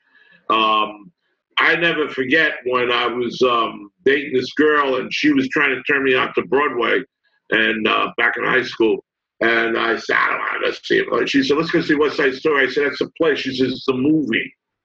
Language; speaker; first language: English; native; English